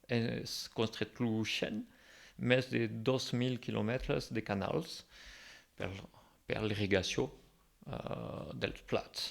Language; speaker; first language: Catalan; non-native, local second language; French